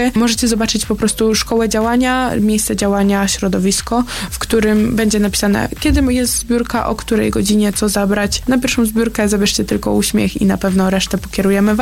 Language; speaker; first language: Polish; native; Polish